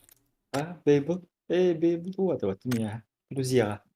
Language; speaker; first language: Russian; non-native, local second language; Yakut